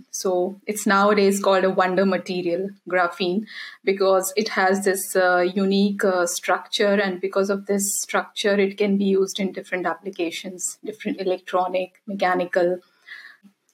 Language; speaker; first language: English; non-native, local second language; Hindi